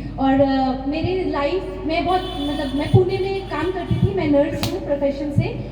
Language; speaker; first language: Hindi; non-native, local second language; Bangla